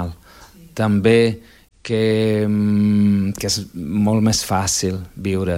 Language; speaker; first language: Catalan; non-native, fluent; Portuguese